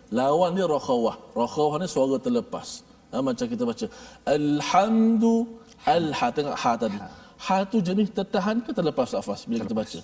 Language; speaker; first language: Malay; native; Malay